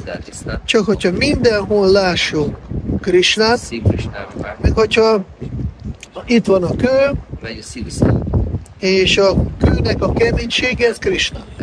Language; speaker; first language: Hungarian; non-native, fluent; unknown